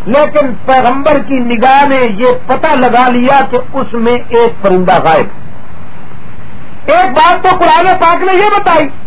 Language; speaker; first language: Urdu; native; Urdu